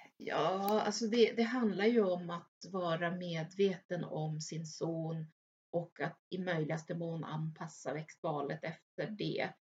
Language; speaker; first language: Swedish; native; Swedish